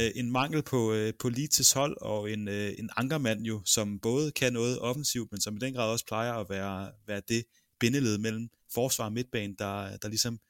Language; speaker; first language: Danish; native; Danish